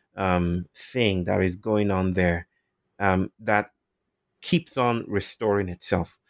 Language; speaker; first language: English; non-native, local second language; Yoruba